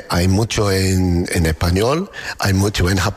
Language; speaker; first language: Spanish; non-native, learner; English